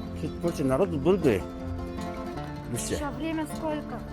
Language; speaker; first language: Russian; non-native, learner; Korean